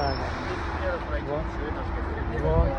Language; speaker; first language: Russian; non-native, learner; Tajik